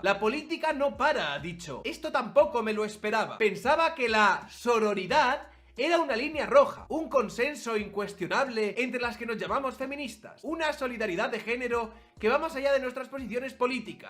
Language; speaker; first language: Spanish; native; Spanish